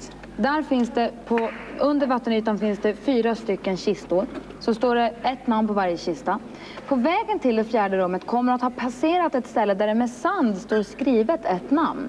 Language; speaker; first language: Swedish; native; Swedish